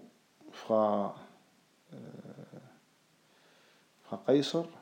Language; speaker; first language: Danish; non-native, fluent; Arabic